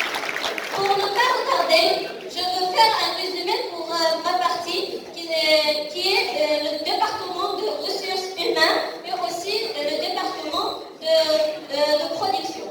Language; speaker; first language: French; non-native, learner; Arabic